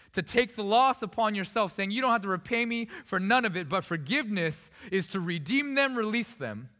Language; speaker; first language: English; early bilingual, other home language; Korean